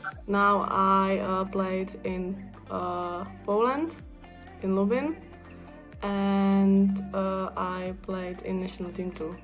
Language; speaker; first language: English; non-native, fluent; Czech